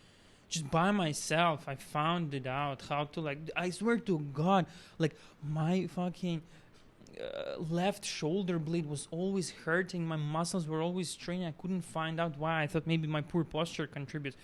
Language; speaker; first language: English; non-native, fluent; Russian